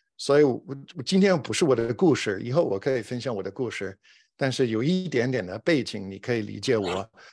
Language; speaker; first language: Chinese; non-native, fluent; English